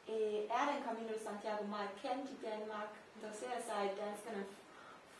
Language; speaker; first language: Danish; non-native, fluent; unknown